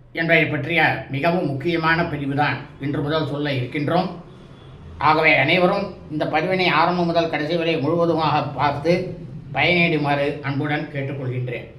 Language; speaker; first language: Tamil; native; Tamil